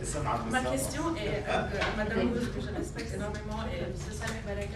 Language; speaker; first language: French; non-native, local second language; Arabic